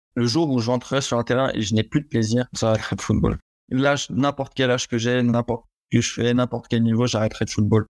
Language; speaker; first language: French; native; French